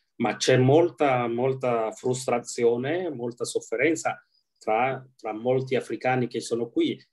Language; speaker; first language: Italian; non-native, fluent; Tigrinya